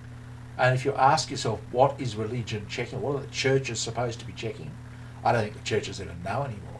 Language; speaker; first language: English; native; English